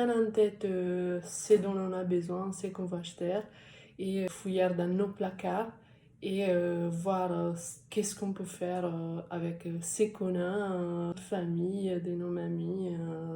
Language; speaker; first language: French; non-native, fluent; Italian